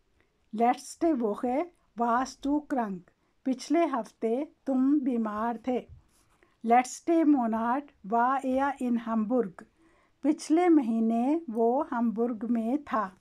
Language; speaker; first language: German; non-native, learner; Urdu